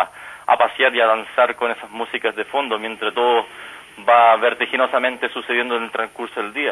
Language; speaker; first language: Spanish; native; Spanish